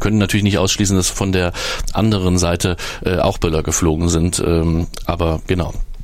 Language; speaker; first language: German; native; German